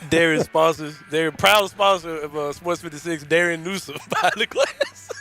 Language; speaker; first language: English; native; English